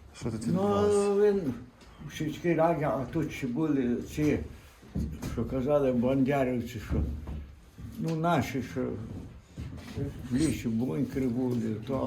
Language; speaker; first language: Ukrainian; native; Ukrainian